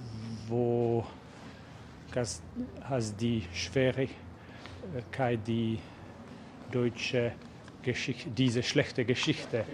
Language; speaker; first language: German; non-native, learner; English